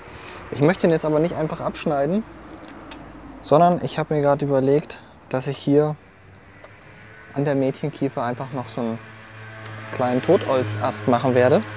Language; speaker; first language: German; native; German